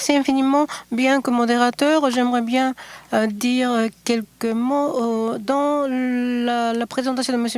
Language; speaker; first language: French; non-native, fluent; Japanese